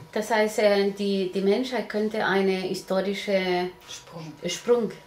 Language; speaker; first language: German; non-native, learner; Spanish